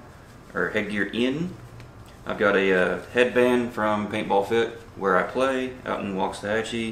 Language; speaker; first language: English; native; English